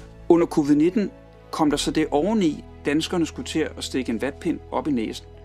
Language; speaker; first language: Danish; native; Danish